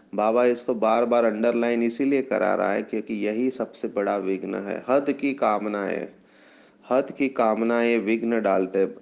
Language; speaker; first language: Hindi; non-native, local second language; Marathi